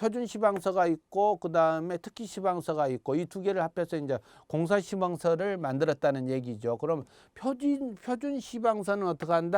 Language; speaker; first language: Korean; native; Korean